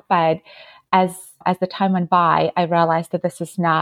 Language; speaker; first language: English; non-native, fluent; Ukrainian